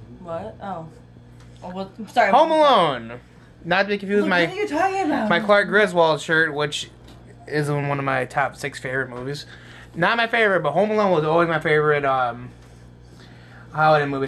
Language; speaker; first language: English; native; English